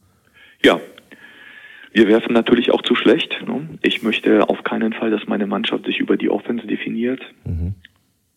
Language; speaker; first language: German; native; German